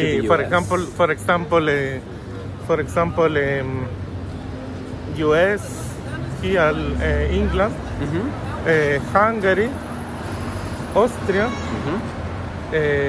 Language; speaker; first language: English; non-native, learner; Spanish